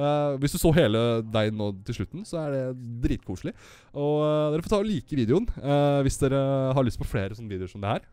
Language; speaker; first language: Norwegian; native; Norwegian